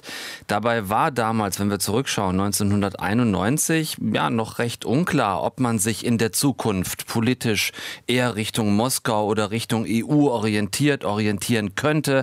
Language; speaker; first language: German; native; German